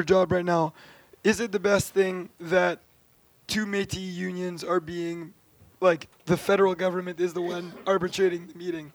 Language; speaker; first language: English; native; English